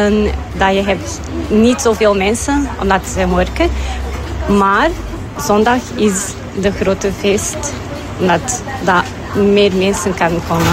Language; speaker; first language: Dutch; non-native, learner; Portuguese